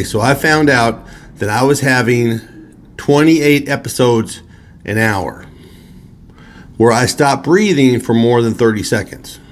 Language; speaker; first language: English; native; English